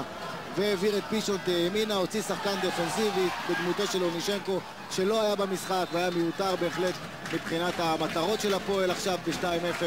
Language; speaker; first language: Hebrew; native; Hebrew